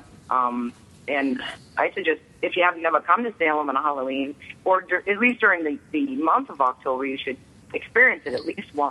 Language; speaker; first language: English; native; English